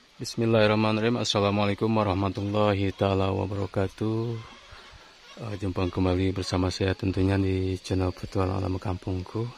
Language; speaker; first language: Indonesian; non-native, local second language; Sundanese